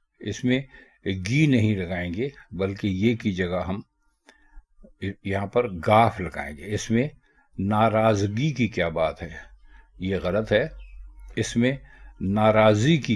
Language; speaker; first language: Urdu; native; Urdu